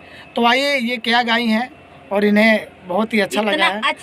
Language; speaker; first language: Hindi; non-native, local second language; Bhojpuri